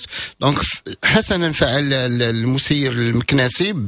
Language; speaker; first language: Arabic; native; Arabic